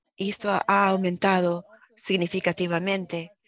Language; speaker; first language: Spanish; non-native, fluent; German